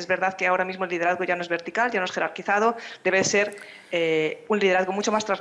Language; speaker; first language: Spanish; native; Spanish